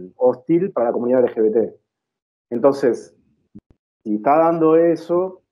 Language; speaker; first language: Spanish; native; Spanish